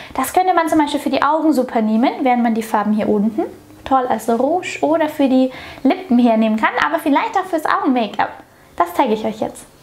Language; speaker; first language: German; native; German